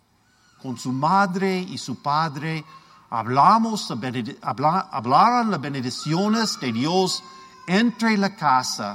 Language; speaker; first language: Spanish; non-native, learner; English